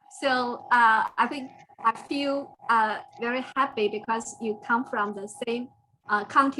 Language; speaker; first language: English; non-native, fluent; Chinese